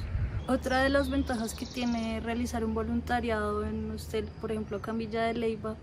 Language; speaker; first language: Spanish; native; Spanish